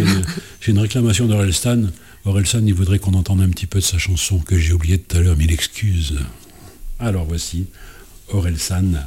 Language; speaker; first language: French; native; French